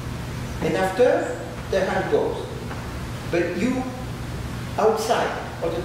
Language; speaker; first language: English; non-native, learner; French